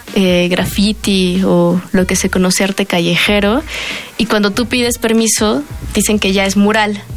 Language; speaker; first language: Spanish; native; Spanish